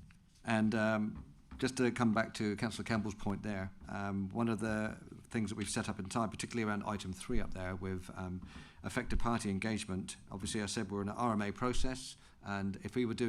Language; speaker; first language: English; native; English